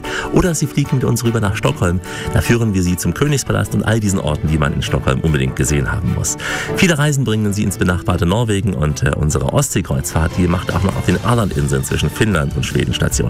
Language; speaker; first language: German; native; German